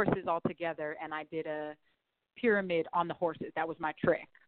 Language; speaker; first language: English; native; English